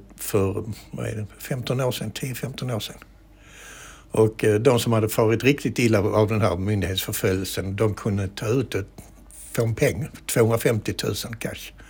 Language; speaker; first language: Swedish; native; Swedish